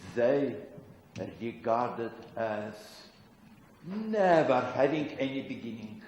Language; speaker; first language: English; non-native, fluent; Russian